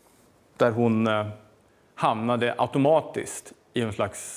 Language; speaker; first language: Swedish; native; Swedish